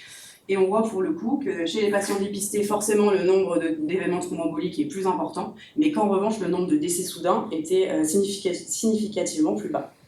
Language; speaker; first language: French; native; French